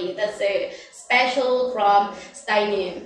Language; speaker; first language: English; non-native, learner; Indonesian